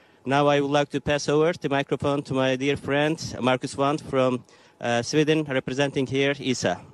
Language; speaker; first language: English; non-native, fluent; Turkish